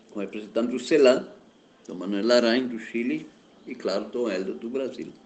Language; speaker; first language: Portuguese; non-native, fluent; German